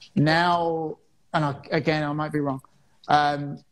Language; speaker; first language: English; native; English